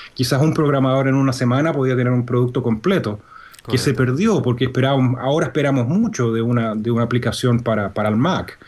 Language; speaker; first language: Spanish; native; Spanish